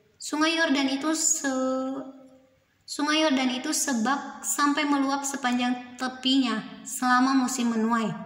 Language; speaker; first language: Indonesian; native; Indonesian